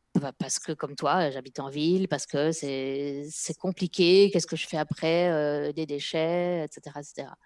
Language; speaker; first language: French; early bilingual, other home language; Dutch